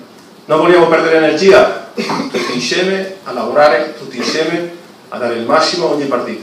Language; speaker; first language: Italian; non-native, fluent; Spanish